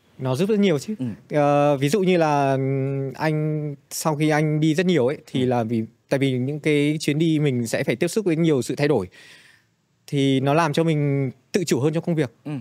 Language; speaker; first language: Vietnamese; native; Vietnamese